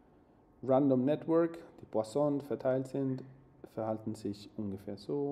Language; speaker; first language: German; non-native, fluent; Spanish